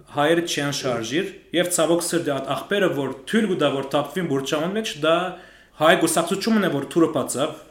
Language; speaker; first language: Armenian; early bilingual, heritage; Armenian